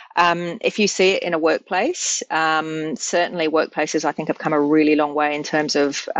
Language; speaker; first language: English; native; English